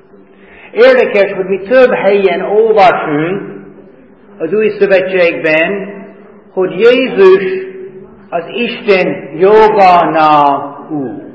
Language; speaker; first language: Hungarian; non-native, fluent; English